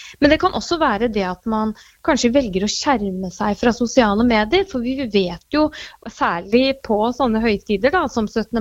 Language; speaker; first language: Norwegian; native; Norwegian